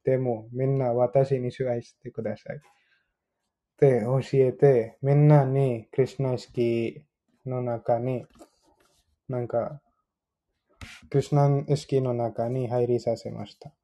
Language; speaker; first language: Japanese; non-native, learner; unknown